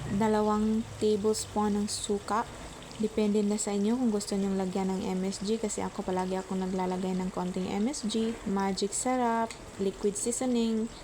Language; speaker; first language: Filipino; non-native, local second language; Cebuano